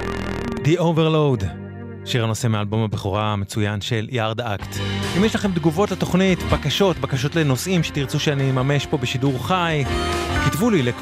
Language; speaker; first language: Hebrew; native; Hebrew